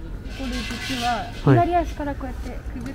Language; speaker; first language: Japanese; native; Japanese